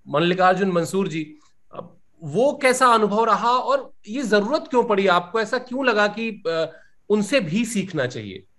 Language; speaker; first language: Hindi; native; Hindi